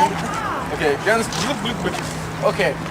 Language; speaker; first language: German; non-native, learner; French